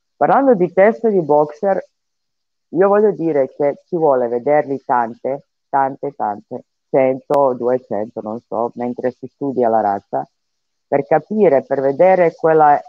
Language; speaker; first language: Italian; non-native, fluent; Serbian